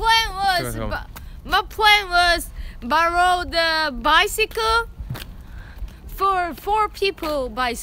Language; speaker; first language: English; non-native, learner; Korean